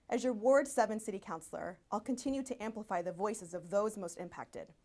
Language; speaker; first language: English; early bilingual, other home language; Spanish